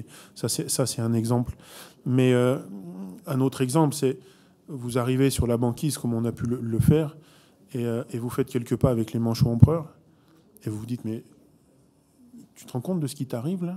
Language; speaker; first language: French; native; French